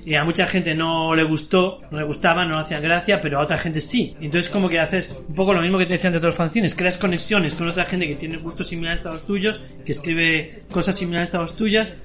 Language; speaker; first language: Spanish; native; Spanish